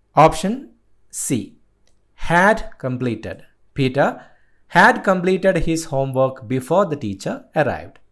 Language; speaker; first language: English; non-native, local second language; Malayalam